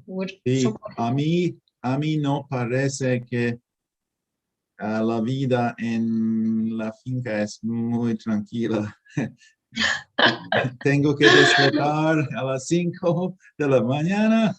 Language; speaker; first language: Spanish; non-native, learner; English